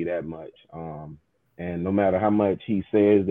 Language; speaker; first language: English; native; English